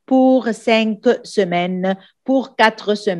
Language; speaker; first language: French; non-native, fluent; Arabic